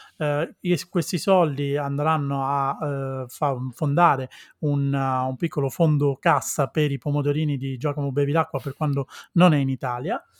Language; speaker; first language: Italian; native; Italian